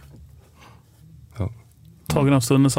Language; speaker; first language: Swedish; native; Swedish